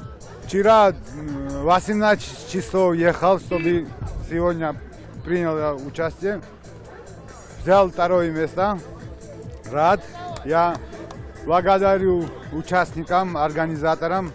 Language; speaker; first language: Russian; non-native, learner; Armenian